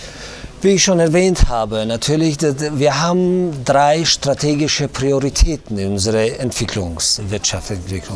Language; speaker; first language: German; non-native, fluent; Tajik